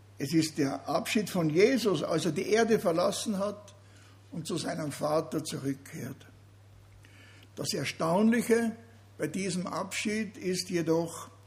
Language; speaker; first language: German; native; German